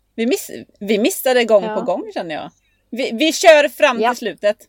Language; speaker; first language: Swedish; native; Swedish